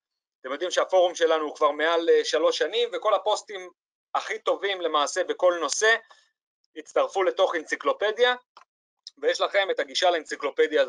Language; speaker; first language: Hebrew; native; Hebrew